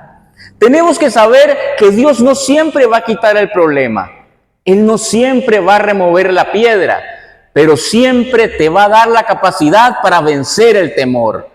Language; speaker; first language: Spanish; native; Spanish